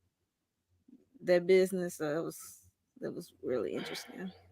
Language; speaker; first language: English; native; English